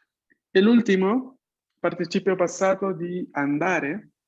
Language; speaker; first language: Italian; non-native, fluent; Spanish